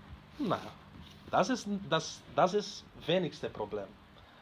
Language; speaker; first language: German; non-native, fluent; Portuguese